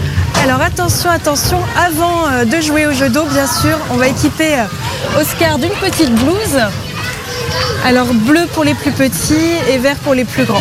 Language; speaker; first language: French; native; French